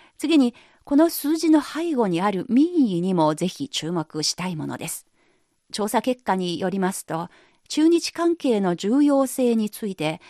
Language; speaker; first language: Japanese; non-native, fluent; Chinese